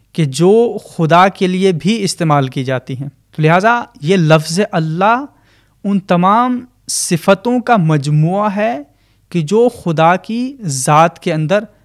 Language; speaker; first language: Urdu; native; Urdu